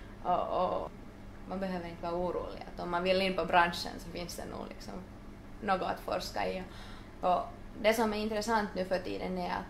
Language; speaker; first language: Swedish; non-native, local second language; Finnish